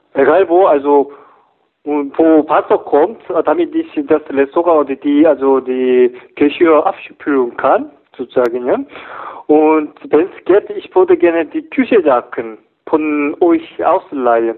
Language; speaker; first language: German; non-native, learner; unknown